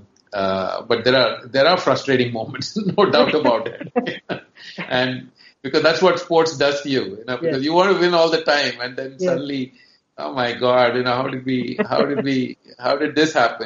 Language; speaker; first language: English; non-native, local second language; Kannada